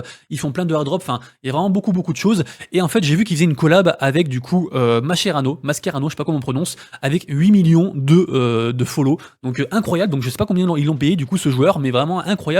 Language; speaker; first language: French; native; French